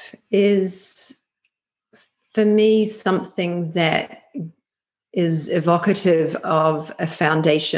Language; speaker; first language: English; native; English